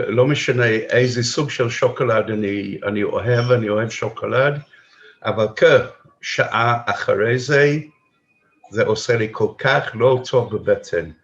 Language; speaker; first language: Hebrew; non-native, fluent; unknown